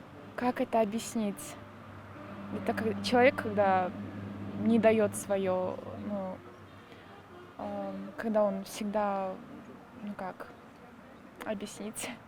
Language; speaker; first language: Russian; non-native, local second language; Kyrgyz